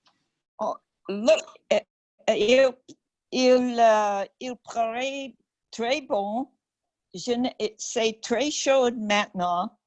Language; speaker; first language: French; non-native, learner; English